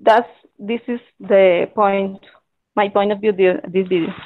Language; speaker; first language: English; non-native, learner; Spanish